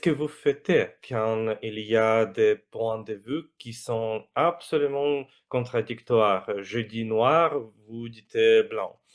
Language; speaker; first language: French; non-native, fluent; Russian